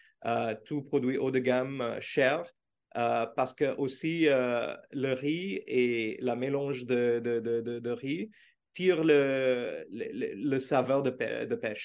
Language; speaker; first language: French; non-native, learner; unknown